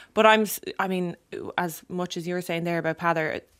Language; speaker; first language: English; native; English